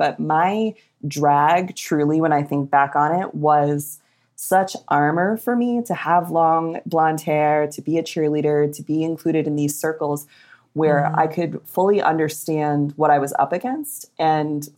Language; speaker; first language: English; native; English